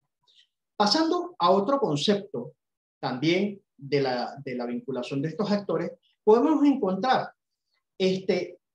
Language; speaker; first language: Spanish; native; Spanish